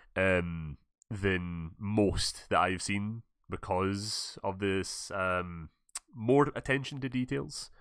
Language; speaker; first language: English; native; English